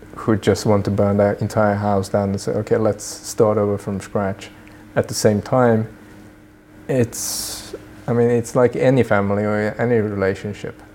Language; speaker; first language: English; early bilingual, other home language; Swedish